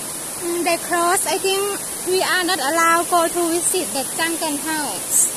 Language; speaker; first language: English; non-native, learner; Thai